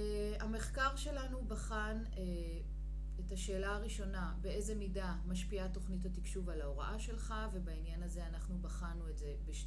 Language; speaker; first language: Hebrew; native; Hebrew